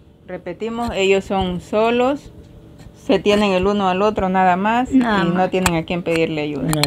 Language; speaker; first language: Spanish; native; Spanish